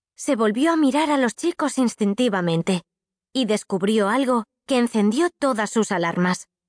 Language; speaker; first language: Spanish; native; Spanish